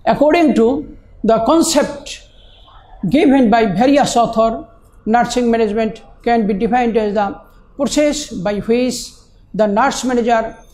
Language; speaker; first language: English; non-native, local second language; Bangla